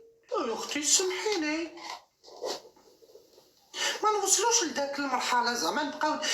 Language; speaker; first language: Arabic; native; Arabic